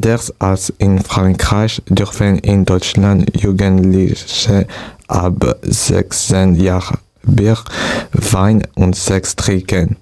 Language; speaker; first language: German; non-native, learner; French